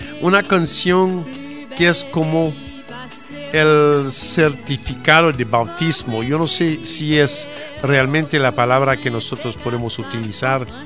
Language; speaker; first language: Spanish; non-native, fluent; Haitian Creole